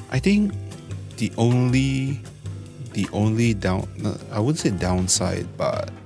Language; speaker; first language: English; non-native, local second language; Chinese